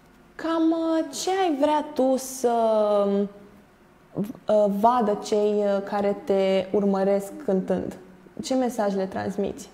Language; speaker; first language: Romanian; native; Romanian